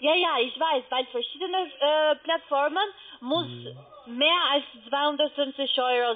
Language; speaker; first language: German; non-native, learner; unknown